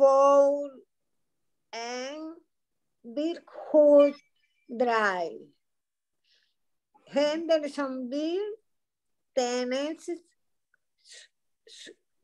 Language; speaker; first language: English; non-native, learner; Spanish